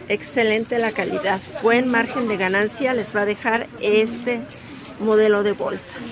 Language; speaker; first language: Spanish; native; Spanish